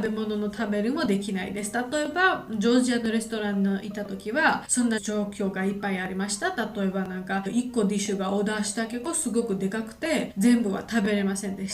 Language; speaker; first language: Japanese; non-native, learner; Georgian